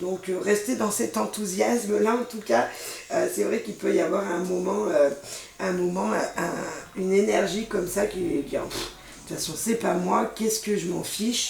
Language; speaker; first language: French; native; French